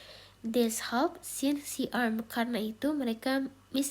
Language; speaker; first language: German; non-native, fluent; Indonesian